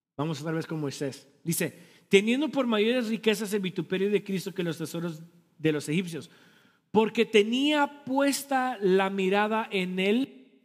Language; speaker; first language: Spanish; early bilingual, heritage; Spanish